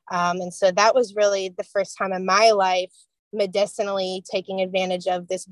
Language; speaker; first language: English; native; English